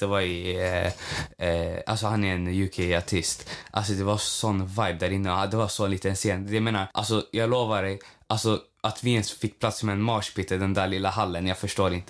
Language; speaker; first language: Swedish; native; Swedish